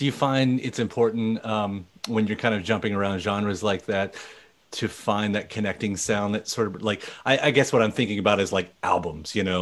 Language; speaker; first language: English; native; English